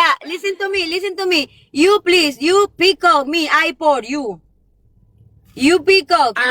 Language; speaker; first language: English; non-native, learner; Spanish